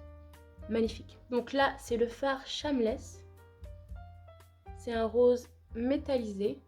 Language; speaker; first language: French; native; French